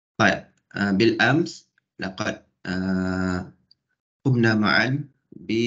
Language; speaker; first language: Arabic; non-native, fluent; Malay